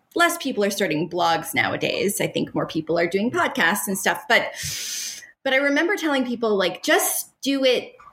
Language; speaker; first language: English; native; English